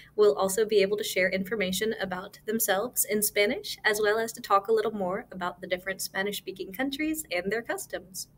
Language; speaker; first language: English; native; English